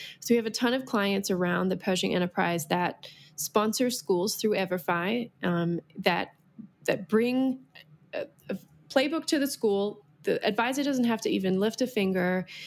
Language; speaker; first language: English; native; English